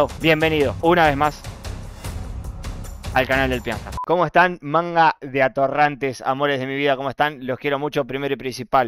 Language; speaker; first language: Spanish; native; Spanish